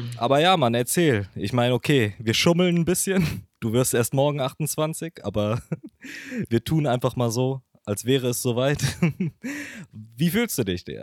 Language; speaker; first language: German; early bilingual, other home language; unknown